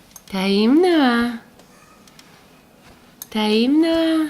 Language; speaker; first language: Hebrew; non-native, fluent; Portuguese